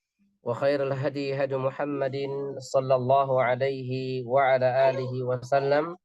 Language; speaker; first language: Arabic; non-native, fluent; Indonesian